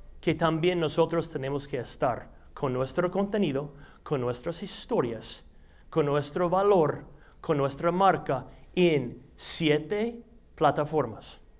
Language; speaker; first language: Spanish; non-native, fluent; English